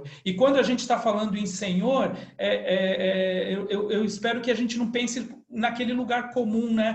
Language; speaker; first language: Portuguese; native; Portuguese